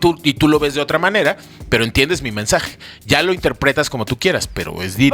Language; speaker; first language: Spanish; native; Spanish